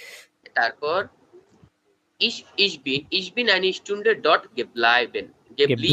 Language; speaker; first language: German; non-native, learner; Bangla